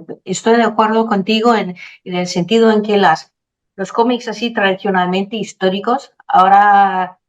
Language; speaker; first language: Spanish; non-native, fluent; Danish